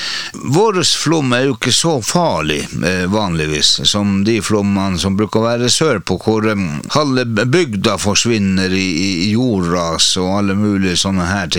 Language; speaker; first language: Norwegian; native; Norwegian